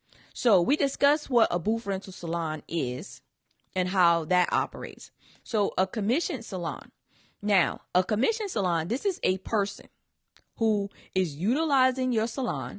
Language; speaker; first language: English; native; English